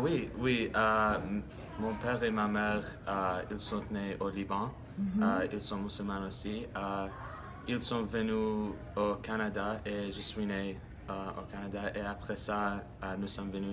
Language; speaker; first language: French; non-native, learner; English